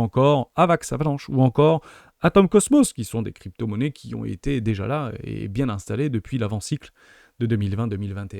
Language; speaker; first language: French; native; French